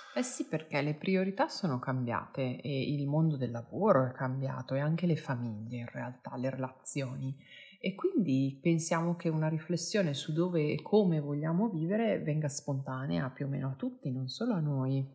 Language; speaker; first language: Italian; native; Italian